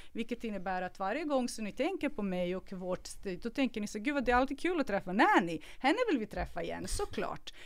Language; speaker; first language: Swedish; early bilingual, other home language; Serbian